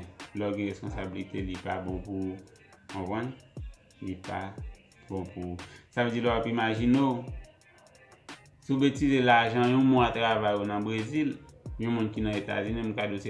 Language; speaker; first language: French; non-native, local second language; Haitian Creole